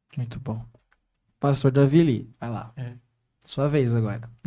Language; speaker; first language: Portuguese; native; Portuguese